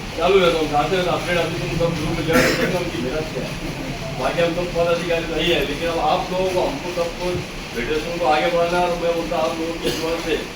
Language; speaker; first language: Hindi; native; Hindi